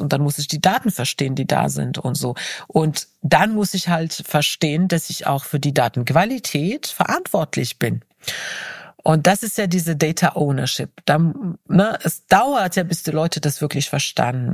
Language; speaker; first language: German; non-native, fluent; Arabic